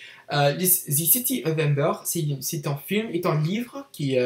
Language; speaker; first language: French; non-native, learner; English